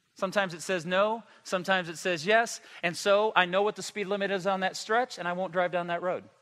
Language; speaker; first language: English; native; English